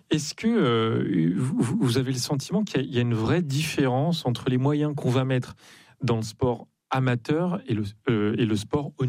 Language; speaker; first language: French; native; French